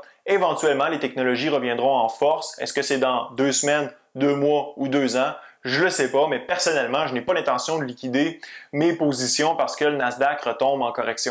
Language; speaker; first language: French; native; French